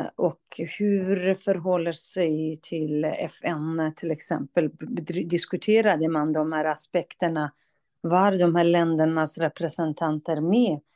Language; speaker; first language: Swedish; non-native, fluent; Central Kurdish